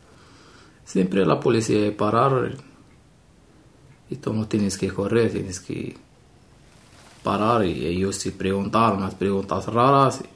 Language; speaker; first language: Spanish; non-native, learner; Arabic